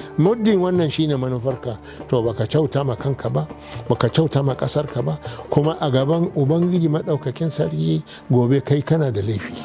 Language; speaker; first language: Hausa; non-native, local second language; Arabic